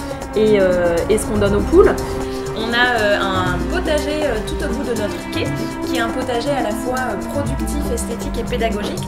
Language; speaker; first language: French; native; French